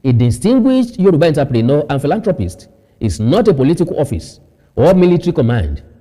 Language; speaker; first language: English; non-native, local second language; Yoruba